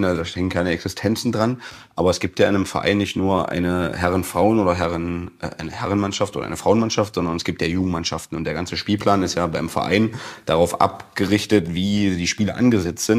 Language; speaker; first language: German; native; German